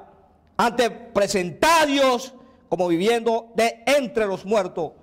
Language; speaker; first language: Spanish; native; Spanish